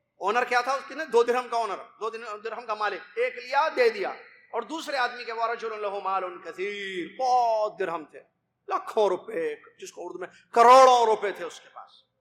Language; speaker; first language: Urdu; native; Urdu